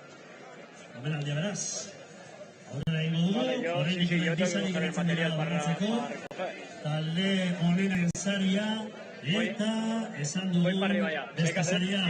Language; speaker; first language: Basque; native; Basque